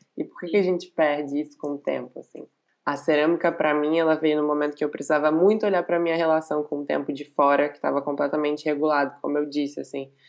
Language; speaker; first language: Portuguese; native; Portuguese